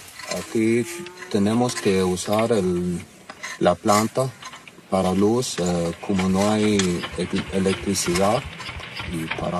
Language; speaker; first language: Spanish; non-native, local second language; Plautdietsch